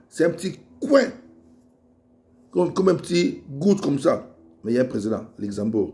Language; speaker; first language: French; non-native, local second language; Lingala